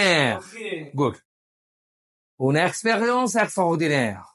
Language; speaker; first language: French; non-native, learner; Bangla